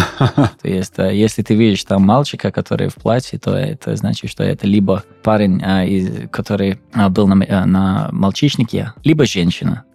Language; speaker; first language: Russian; non-native, fluent; English